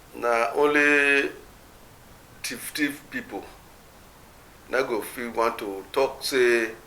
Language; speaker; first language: Nigerian Pidgin; non-native, local second language; Bini